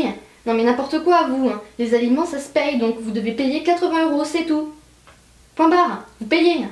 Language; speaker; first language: French; native; French